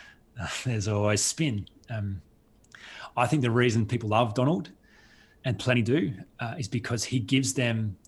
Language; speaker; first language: English; native; English